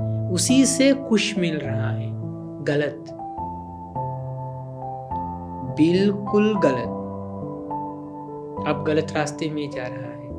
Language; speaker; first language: Hindi; non-native, fluent; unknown